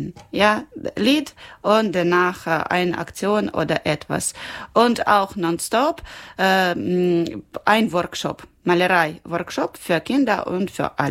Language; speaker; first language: German; non-native, learner; Ukrainian